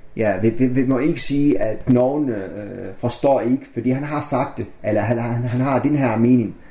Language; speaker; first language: Danish; non-native, learner; Arabic